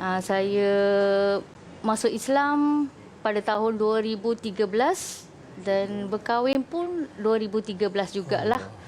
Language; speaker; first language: Malay; non-native, local second language; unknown